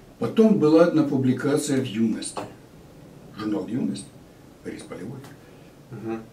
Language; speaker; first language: Russian; native; Russian